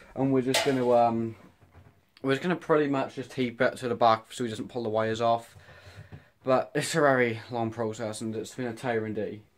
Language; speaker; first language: English; native; English